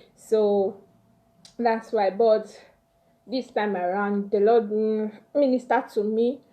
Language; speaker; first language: English; non-native, local second language; Yoruba